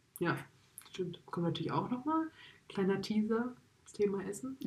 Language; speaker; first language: German; native; German